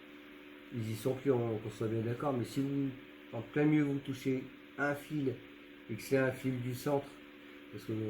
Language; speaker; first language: French; native; French